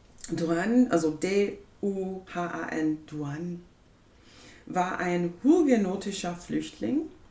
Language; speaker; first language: German; non-native, fluent; English